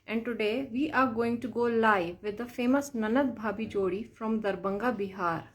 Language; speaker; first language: English; non-native, local second language; Hindi